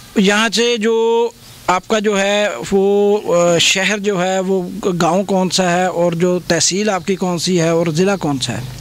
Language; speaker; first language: Urdu; native; Urdu